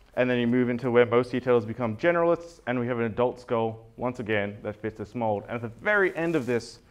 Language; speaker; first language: English; native; English